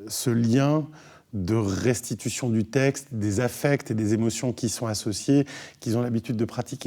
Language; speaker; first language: French; native; French